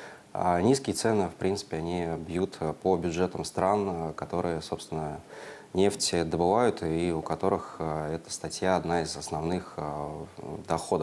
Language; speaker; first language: Russian; native; Russian